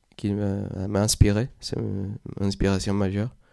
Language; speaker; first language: French; non-native, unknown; Spanish